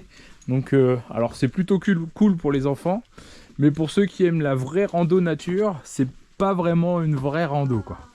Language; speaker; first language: French; native; French